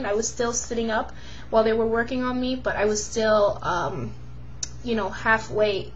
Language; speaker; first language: English; native; English